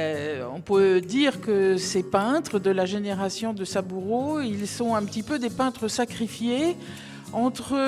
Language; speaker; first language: French; native; French